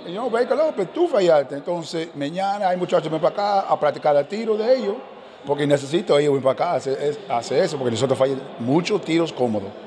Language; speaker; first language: Spanish; non-native, learner; English